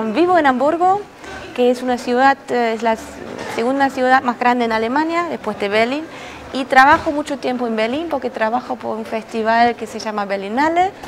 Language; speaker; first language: Spanish; non-native, fluent; German